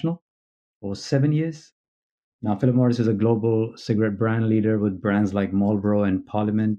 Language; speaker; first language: English; native; English